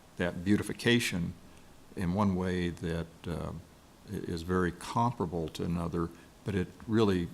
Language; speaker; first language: English; native; English